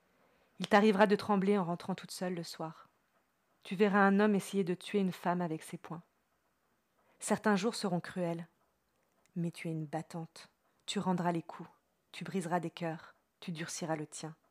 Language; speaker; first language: French; native; French